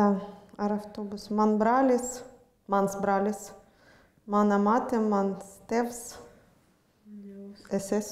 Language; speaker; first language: Latvian; non-native, learner; Russian